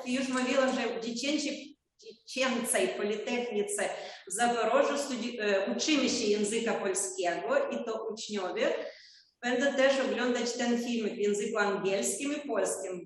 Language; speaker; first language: Polish; non-native, learner; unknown